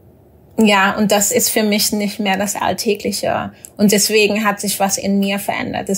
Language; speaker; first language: German; early bilingual, other home language; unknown